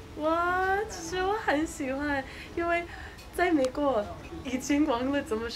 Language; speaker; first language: Chinese; non-native, learner; English